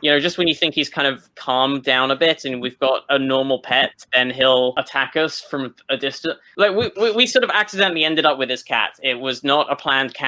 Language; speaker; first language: English; native; English